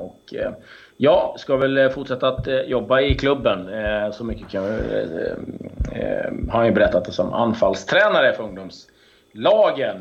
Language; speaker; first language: Swedish; native; Swedish